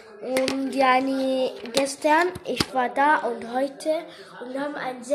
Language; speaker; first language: German; non-native, learner; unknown